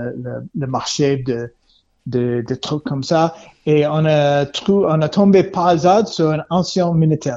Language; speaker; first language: French; non-native, learner; English